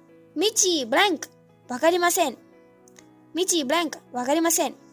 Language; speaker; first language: Japanese; non-native, fluent; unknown